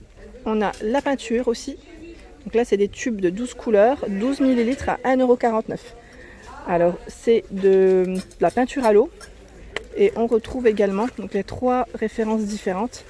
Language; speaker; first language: French; native; French